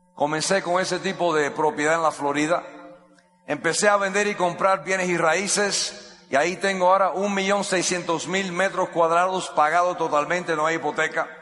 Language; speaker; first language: Spanish; non-native, fluent; English